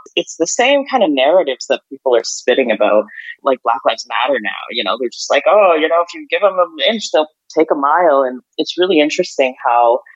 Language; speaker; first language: English; early bilingual, other home language; Ukrainian